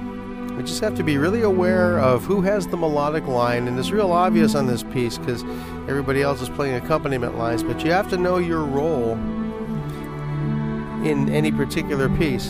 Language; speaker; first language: English; native; English